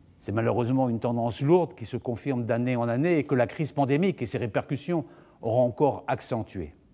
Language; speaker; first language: French; native; French